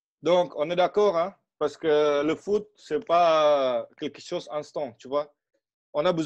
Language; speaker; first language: French; non-native, fluent; Indonesian